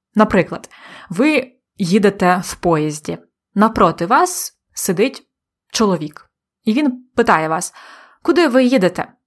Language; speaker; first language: Ukrainian; native; Ukrainian